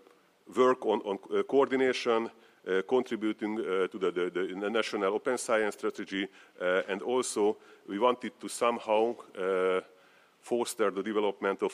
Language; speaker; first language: English; non-native, fluent; Hungarian